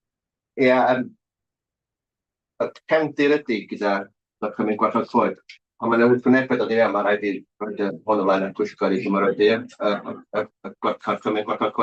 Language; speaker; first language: Welsh; native; Welsh